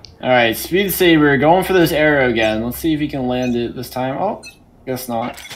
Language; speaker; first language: English; native; English